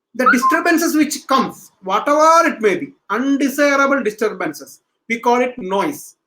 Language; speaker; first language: English; non-native, local second language; Malayalam